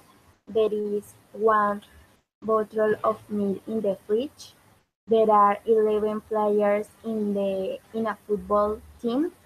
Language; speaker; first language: English; non-native, learner; Spanish